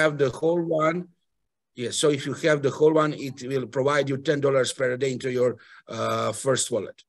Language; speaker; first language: English; non-native, fluent; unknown